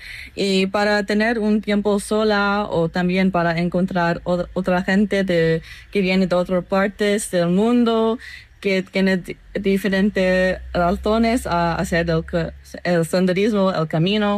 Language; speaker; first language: Spanish; non-native, fluent; English